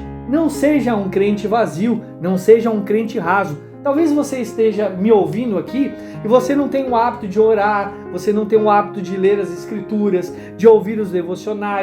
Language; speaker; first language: Portuguese; native; Portuguese